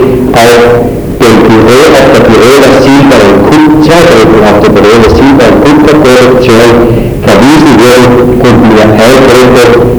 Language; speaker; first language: German; native; German